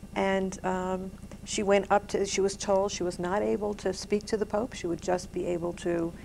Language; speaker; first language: English; native; English